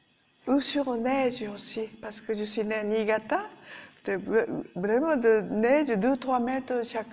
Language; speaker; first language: French; non-native, learner; Japanese